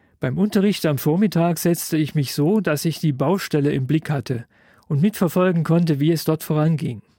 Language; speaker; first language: German; native; German